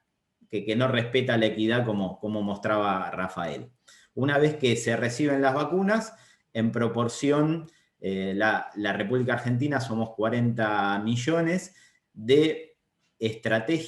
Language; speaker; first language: Spanish; native; Spanish